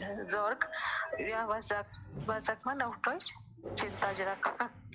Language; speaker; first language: German; non-native, learner; Hindi